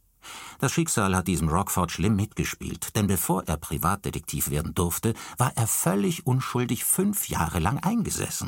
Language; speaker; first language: German; native; German